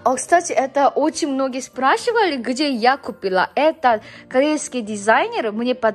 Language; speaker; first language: Russian; non-native, fluent; Korean